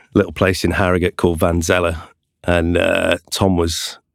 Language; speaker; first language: English; native; English